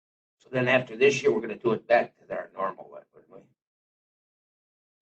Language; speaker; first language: English; native; English